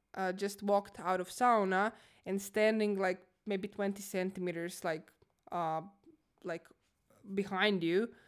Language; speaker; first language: English; non-native, fluent; Croatian